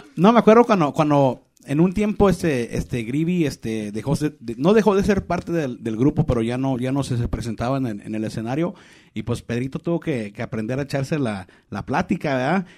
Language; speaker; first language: Spanish; native; Spanish